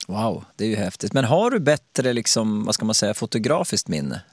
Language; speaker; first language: Swedish; native; Swedish